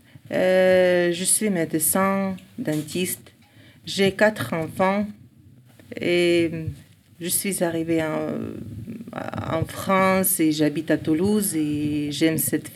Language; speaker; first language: French; non-native, learner; Ingush